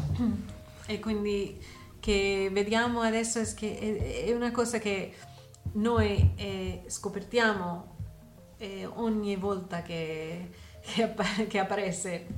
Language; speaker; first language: Italian; non-native, learner; English